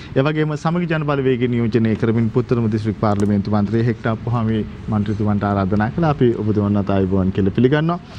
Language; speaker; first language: Sinhala; native; Sinhala